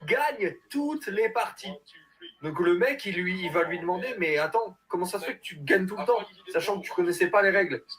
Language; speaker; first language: French; native; French